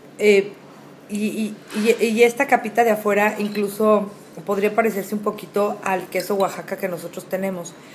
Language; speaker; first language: Spanish; native; Spanish